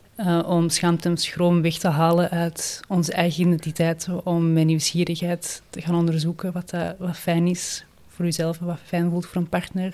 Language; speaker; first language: Dutch; native; Dutch